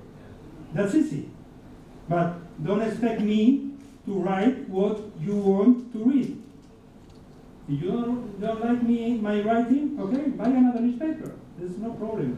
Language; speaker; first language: English; non-native, fluent; Spanish